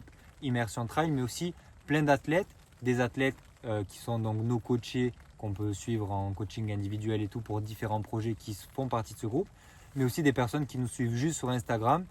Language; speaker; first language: French; native; French